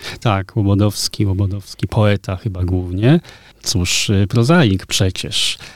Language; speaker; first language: Polish; native; Polish